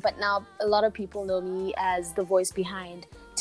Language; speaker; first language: English; non-native, local second language; Zulu